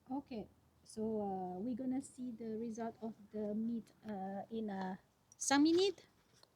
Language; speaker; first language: English; non-native, local second language; Iban